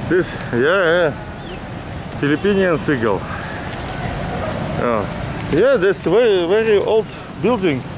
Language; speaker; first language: English; non-native, learner; Russian